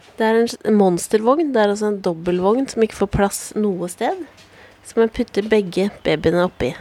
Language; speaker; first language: Norwegian; native; Norwegian